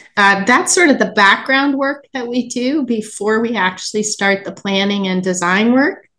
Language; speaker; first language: English; native; English